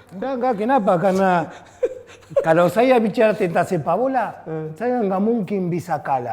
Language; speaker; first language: Indonesian; non-native, fluent; Spanish